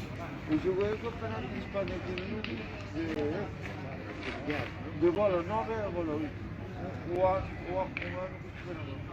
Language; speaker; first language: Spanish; non-native, local second language; Galician